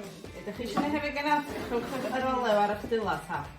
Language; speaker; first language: Welsh; native; Welsh